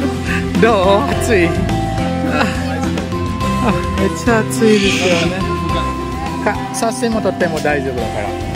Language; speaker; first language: Japanese; non-native, fluent; Balinese